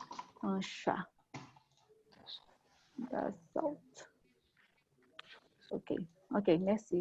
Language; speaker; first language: French; non-native, learner; Portuguese